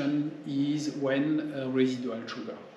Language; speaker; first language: English; non-native, learner; French